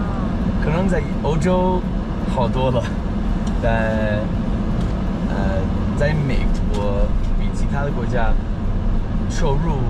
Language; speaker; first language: Chinese; non-native, learner; English